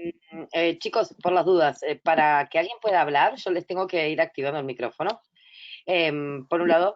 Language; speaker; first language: Spanish; native; Spanish